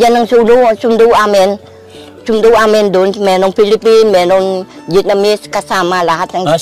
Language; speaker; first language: Filipino; non-native, learner; Vietnamese